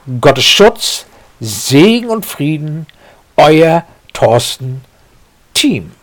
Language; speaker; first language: German; native; German